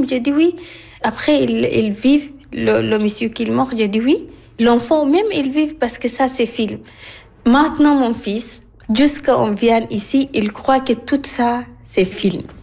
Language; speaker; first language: French; non-native, learner; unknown